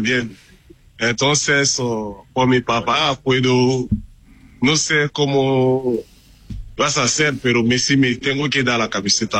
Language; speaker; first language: Spanish; non-native, learner; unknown